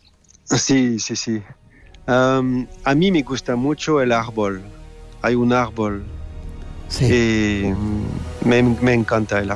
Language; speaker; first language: Spanish; non-native, fluent; French